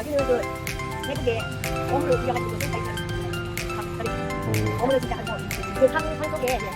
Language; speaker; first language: Korean; non-native, learner; Thai